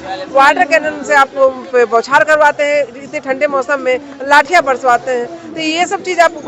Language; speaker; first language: Hindi; native; Hindi